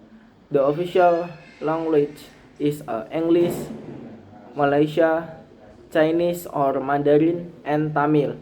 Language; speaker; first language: English; non-native, learner; Indonesian